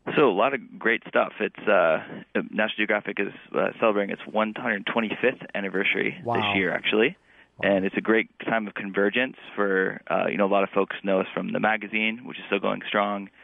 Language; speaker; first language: English; native; English